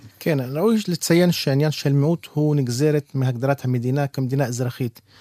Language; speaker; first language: Hebrew; non-native, local second language; Arabic